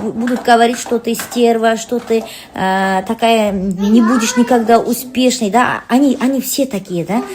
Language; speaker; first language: Russian; non-native, local second language; Kazakh